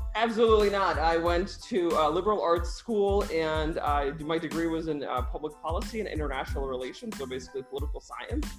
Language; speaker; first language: English; early bilingual, other home language; Russian